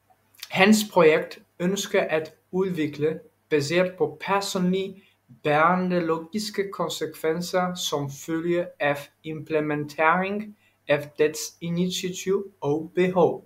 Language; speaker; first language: Danish; non-native, learner; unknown